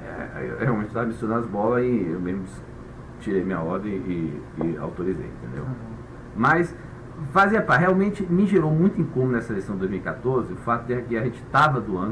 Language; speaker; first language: Portuguese; native; Portuguese